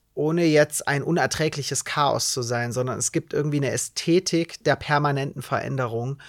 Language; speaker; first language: German; native; German